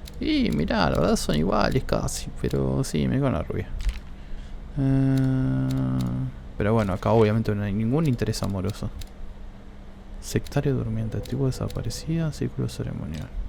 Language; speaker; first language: Spanish; native; Spanish